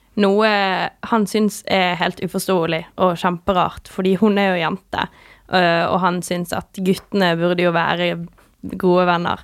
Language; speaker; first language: Norwegian; native; Norwegian